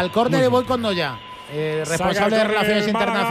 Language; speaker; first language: Spanish; native; Spanish